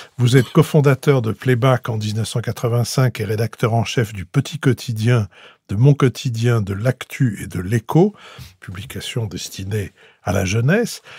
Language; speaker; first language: French; native; French